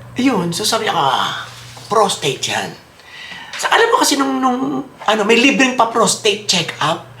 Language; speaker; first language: Filipino; native; Filipino